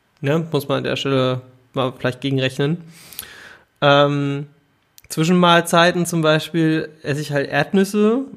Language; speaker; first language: German; native; German